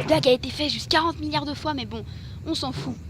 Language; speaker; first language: French; native; French